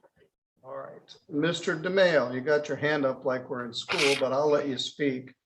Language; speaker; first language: English; native; English